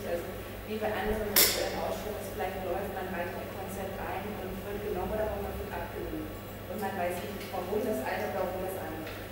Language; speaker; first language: German; non-native, fluent; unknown